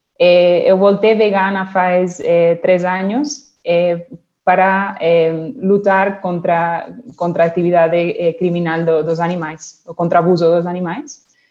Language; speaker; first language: Portuguese; non-native, fluent; Spanish